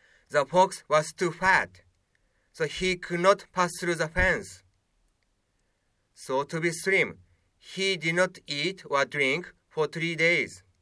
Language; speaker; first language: English; non-native, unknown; Japanese